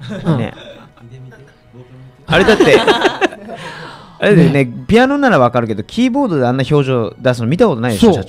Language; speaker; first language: Japanese; native; Japanese